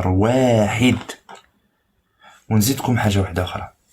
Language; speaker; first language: Arabic; native; Arabic